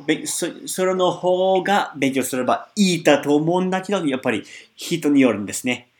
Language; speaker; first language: Japanese; non-native, fluent; English